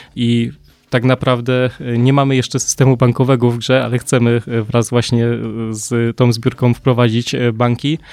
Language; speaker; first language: Polish; native; Polish